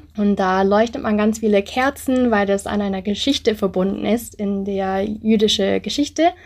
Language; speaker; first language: German; early bilingual, other home language; English